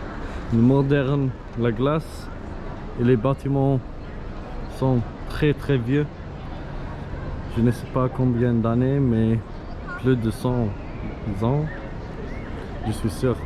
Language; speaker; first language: French; non-native, learner; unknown